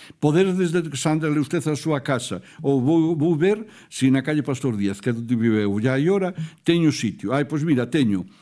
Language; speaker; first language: Galician; native; Galician